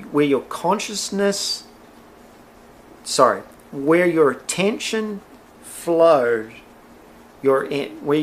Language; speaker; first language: English; native; English